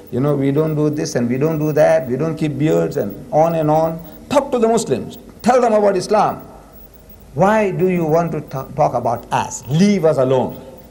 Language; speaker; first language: English; early bilingual, other home language; Gujarati